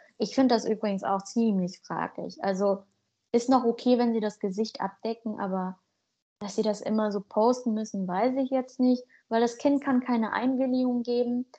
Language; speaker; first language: German; native; German